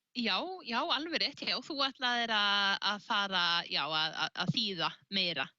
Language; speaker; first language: Icelandic; native; Icelandic